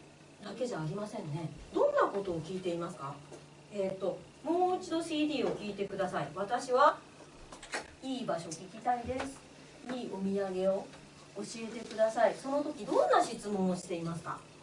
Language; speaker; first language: Japanese; non-native, fluent; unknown